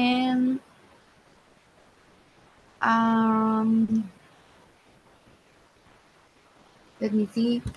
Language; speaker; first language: English; non-native, learner; Spanish